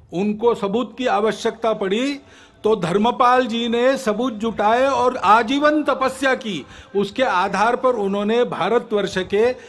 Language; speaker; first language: Hindi; non-native, local second language; Marathi